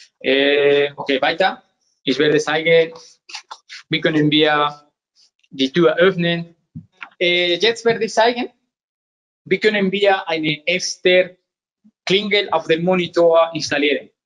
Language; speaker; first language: German; non-native, learner; Spanish